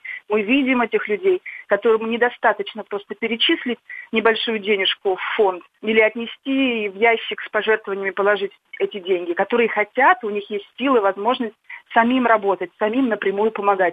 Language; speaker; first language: Russian; native; Russian